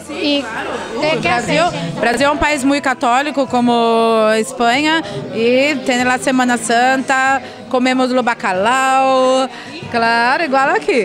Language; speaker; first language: Spanish; non-native, learner; Portuguese